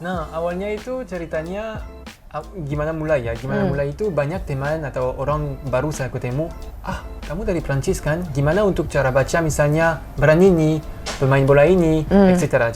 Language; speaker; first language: Indonesian; non-native, fluent; French